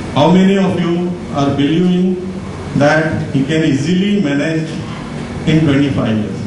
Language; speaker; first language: English; non-native, local second language; Gujarati